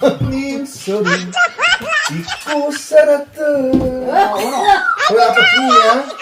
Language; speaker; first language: Korean; native; Korean